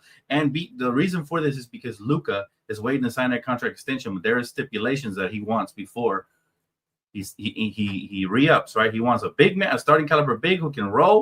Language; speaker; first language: English; native; English